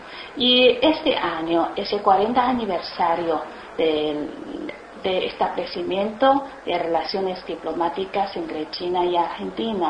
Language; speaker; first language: Spanish; non-native, learner; Chinese